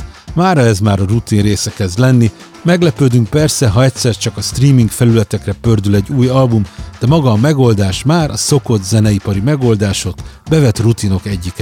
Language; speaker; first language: Hungarian; native; Hungarian